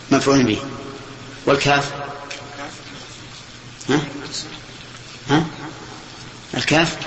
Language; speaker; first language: Arabic; native; Arabic